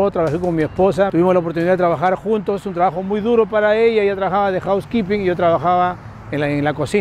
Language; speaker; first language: Spanish; native; Spanish